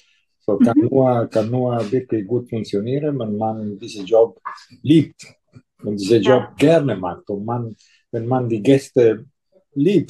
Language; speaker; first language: German; non-native, local second language; Italian